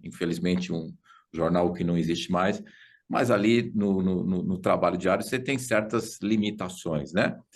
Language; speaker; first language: Portuguese; native; Portuguese